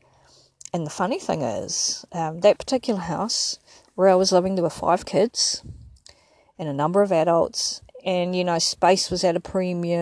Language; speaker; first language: English; native; English